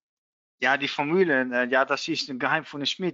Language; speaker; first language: German; non-native, learner; Dutch